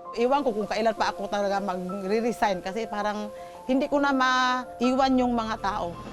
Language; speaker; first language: Filipino; non-native, local second language; Hiligaynon